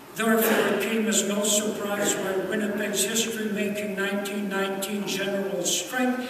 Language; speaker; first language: English; early bilingual, other home language; Ukrainian